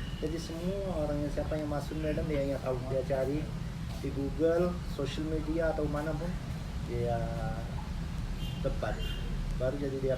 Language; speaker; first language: Indonesian; non-native, learner; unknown